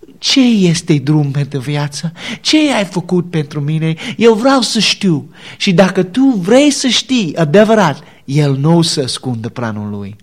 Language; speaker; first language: Romanian; non-native, learner; English